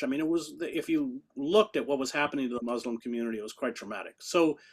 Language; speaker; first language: English; native; English